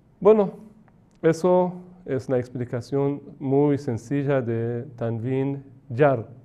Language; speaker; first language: Spanish; non-native, fluent; Persian